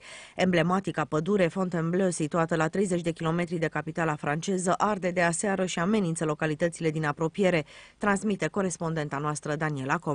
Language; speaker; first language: Romanian; native; Romanian